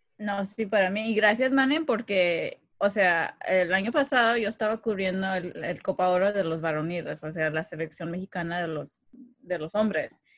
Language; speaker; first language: Spanish; early bilingual, heritage; Spanish